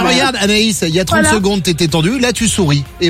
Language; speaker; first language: French; native; French